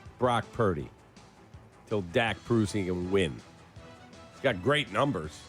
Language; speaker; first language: English; native; English